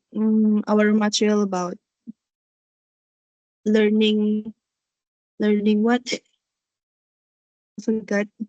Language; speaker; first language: English; non-native, learner; Indonesian